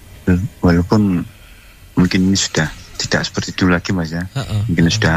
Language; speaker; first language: Indonesian; non-native, local second language; Javanese